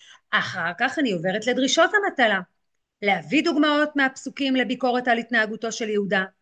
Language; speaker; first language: Hebrew; native; Hebrew